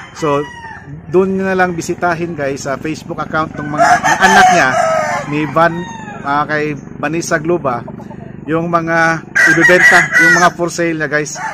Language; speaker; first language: Filipino; non-native, local second language; Cebuano